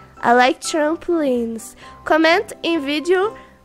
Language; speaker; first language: English; non-native, learner; Portuguese